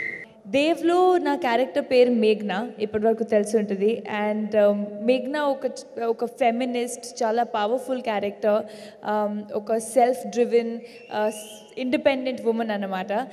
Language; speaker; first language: Telugu; non-native, fluent; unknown